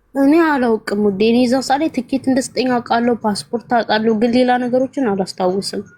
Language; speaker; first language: Amharic; native; Amharic